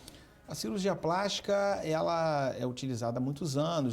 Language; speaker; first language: Portuguese; native; Portuguese